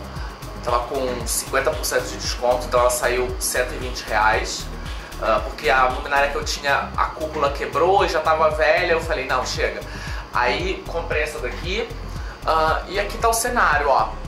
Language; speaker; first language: Portuguese; native; Portuguese